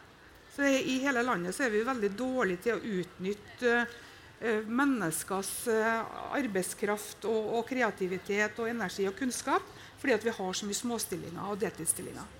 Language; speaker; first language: Norwegian; native; Norwegian